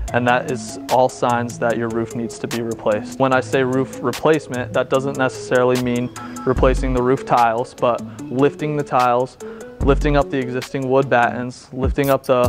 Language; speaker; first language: English; native; English